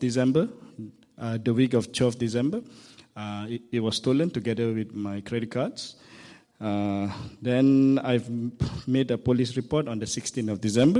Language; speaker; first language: English; non-native, local second language; Malay